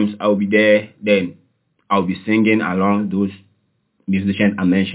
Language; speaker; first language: English; non-native, local second language; Akan